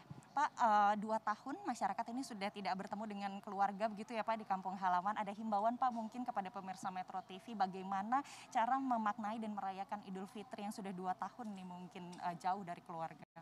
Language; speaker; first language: Indonesian; native; Indonesian